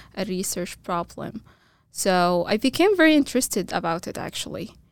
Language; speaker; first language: English; non-native, fluent; Arabic